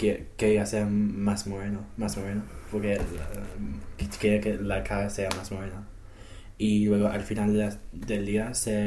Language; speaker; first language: Spanish; non-native, learner; English